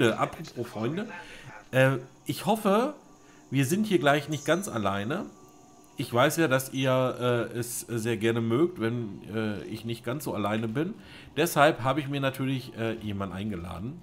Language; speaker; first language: German; native; German